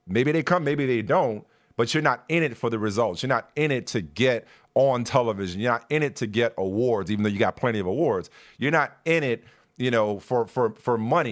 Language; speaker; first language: English; native; English